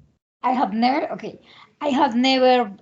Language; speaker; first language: English; non-native, learner; Spanish